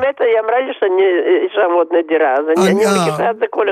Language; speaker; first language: Hebrew; non-native, fluent; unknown